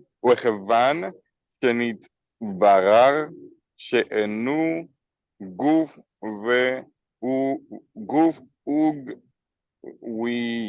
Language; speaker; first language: Hebrew; non-native, learner; English